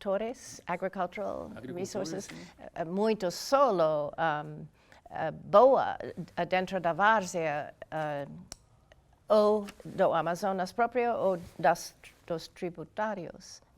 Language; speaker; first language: Portuguese; non-native, learner; English